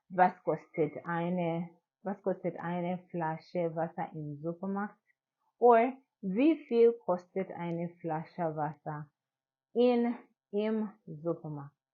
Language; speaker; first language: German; non-native, learner; English